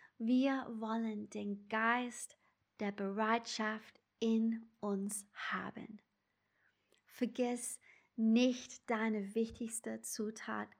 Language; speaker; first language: German; non-native, fluent; English